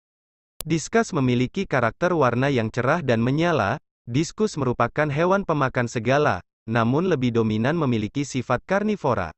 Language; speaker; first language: Indonesian; native; Indonesian